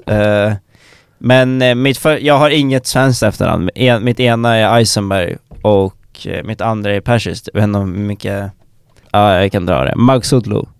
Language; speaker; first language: Swedish; native; Swedish